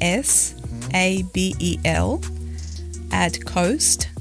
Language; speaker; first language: English; non-native, fluent; Spanish